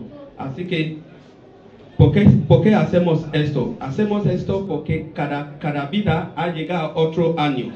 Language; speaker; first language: Spanish; non-native, learner; Bini